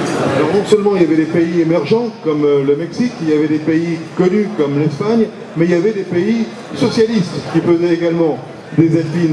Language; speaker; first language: French; native; French